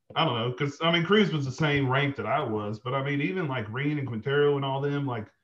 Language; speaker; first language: English; native; English